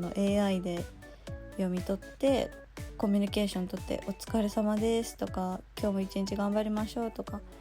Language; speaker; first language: Japanese; native; Japanese